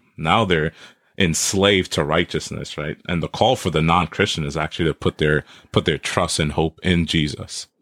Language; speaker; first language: English; native; English